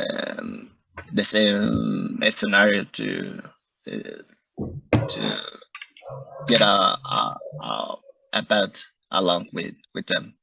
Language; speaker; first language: English; non-native, learner; Spanish